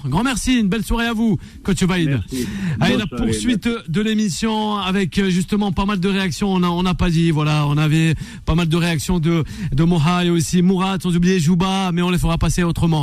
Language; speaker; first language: French; native; French